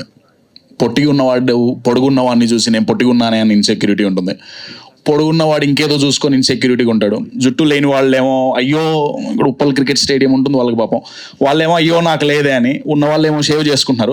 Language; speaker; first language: Telugu; native; Telugu